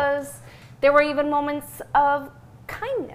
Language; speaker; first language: English; native; English